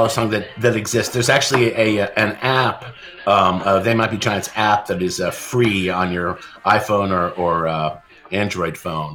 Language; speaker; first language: English; native; English